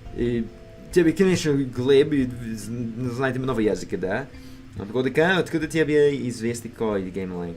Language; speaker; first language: Russian; non-native, learner; English